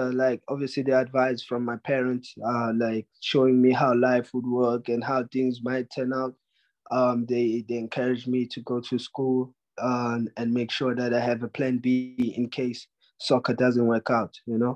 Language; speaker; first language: English; non-native, local second language; Zulu